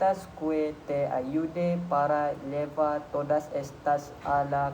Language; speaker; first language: Spanish; non-native, learner; Malay